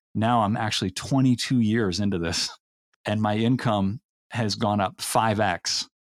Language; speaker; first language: English; native; English